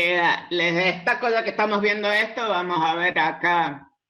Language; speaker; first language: Spanish; native; Spanish